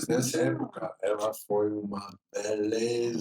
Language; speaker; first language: Portuguese; non-native, fluent; Dutch